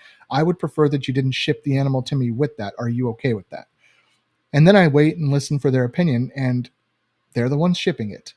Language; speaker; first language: English; native; English